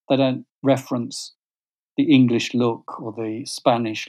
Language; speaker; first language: English; native; English